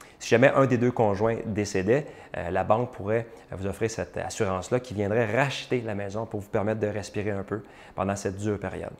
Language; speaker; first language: French; native; French